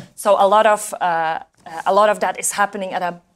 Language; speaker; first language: Dutch; non-native, learner; Polish